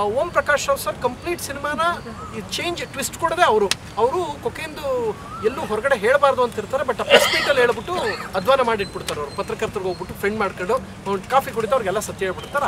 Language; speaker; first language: Kannada; native; Kannada